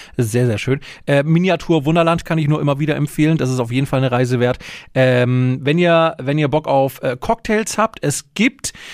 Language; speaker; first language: German; native; German